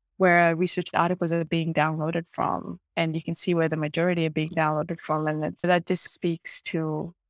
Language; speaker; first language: English; non-native, local second language; Ganda